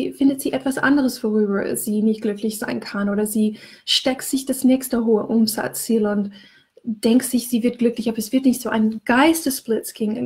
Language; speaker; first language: German; non-native, fluent; English